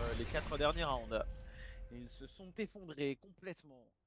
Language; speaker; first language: French; native; French